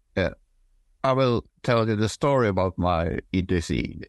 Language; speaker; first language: English; non-native, fluent; Swedish